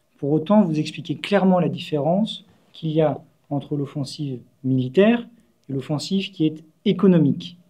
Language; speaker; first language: French; native; French